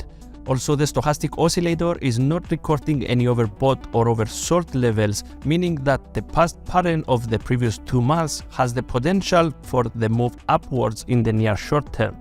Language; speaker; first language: English; non-native, fluent; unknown